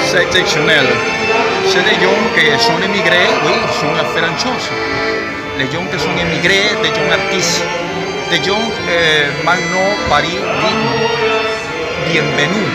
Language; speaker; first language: French; non-native, learner; Spanish